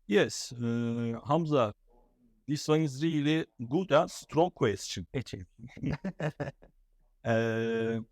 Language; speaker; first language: English; non-native, fluent; Turkish